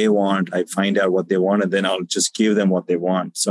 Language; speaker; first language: English; non-native, local second language; Tamil